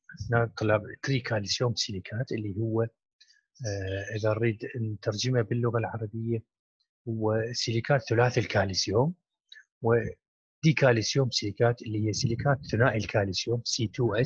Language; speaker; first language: Arabic; native; Arabic